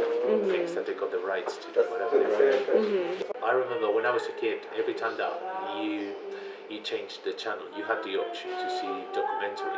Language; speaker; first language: English; non-native, fluent; Spanish